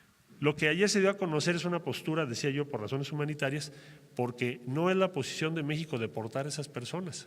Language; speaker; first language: Spanish; native; Spanish